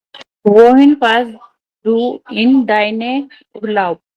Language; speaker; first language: German; non-native, learner; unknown